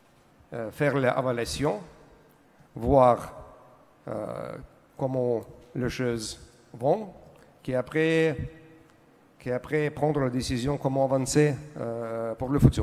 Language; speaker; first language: French; non-native, learner; Russian